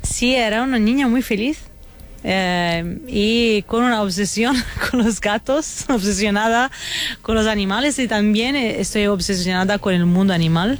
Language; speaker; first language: Spanish; non-native, fluent; Italian